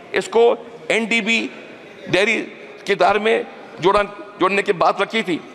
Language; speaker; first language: Hindi; native; Hindi